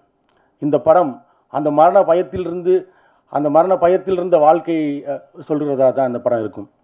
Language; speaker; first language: Tamil; native; Tamil